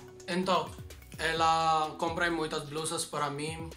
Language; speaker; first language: Portuguese; non-native, learner; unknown